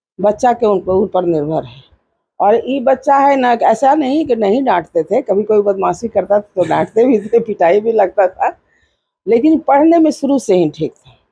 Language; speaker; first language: Hindi; native; Hindi